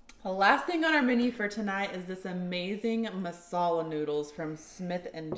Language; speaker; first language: English; native; English